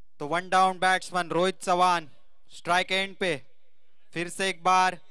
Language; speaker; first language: Hindi; non-native, local second language; Marathi